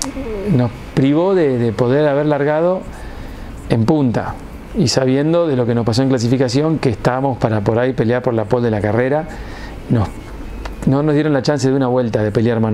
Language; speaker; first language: Spanish; native; Spanish